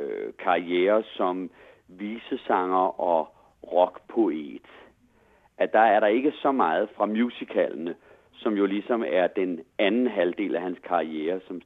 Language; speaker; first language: Danish; native; Danish